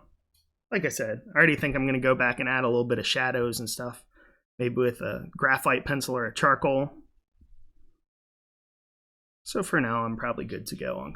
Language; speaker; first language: English; native; English